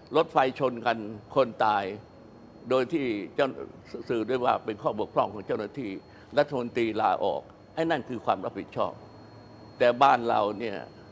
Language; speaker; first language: Thai; native; Thai